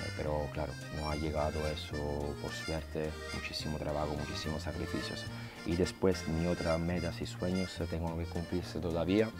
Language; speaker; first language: Spanish; non-native, fluent; Italian